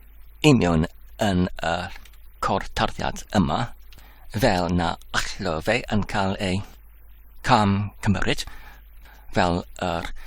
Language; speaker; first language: Welsh; non-native, learner; English